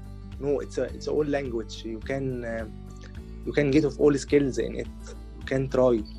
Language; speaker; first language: English; non-native, learner; Arabic